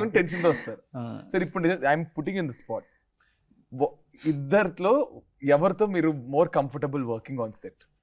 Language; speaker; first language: Telugu; native; Telugu